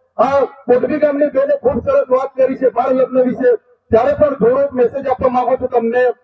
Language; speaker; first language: Gujarati; non-native, local second language; Bhili